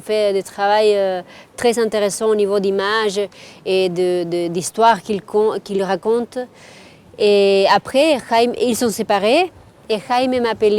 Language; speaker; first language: French; non-native, fluent; Spanish